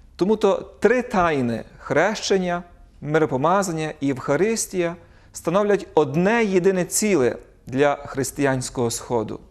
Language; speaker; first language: Ukrainian; native; Ukrainian